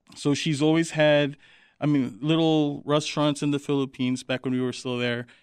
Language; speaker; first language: English; non-native, local second language; Filipino